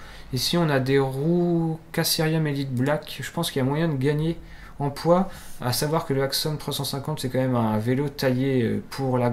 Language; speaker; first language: French; native; French